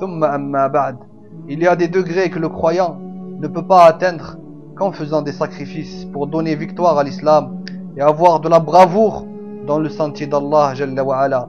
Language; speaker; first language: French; non-native, local second language; Arabic